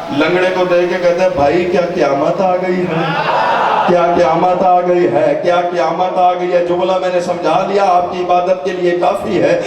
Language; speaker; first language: Urdu; non-native, local second language; Saraiki